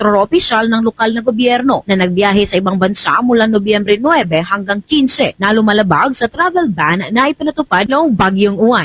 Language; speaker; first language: Filipino; non-native, local second language; Cebuano